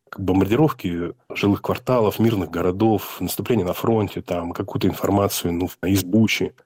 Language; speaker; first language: Russian; native; Russian